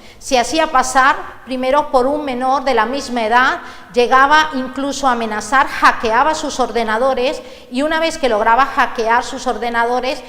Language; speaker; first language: Spanish; native; Spanish